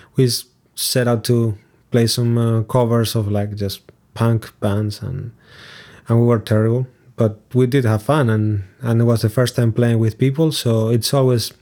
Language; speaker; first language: English; non-native, fluent; Spanish